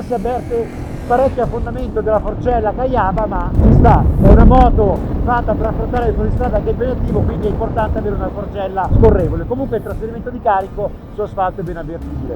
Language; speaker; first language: Italian; native; Italian